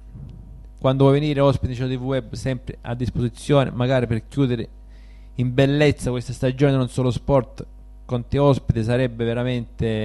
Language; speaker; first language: Italian; native; Italian